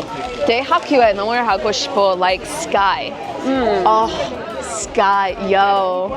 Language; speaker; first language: Korean; non-native, learner; English